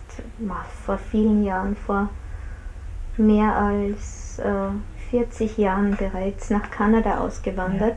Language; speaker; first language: German; native; German